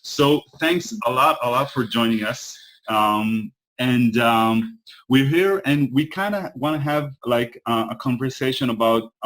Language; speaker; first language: English; non-native, fluent; Hebrew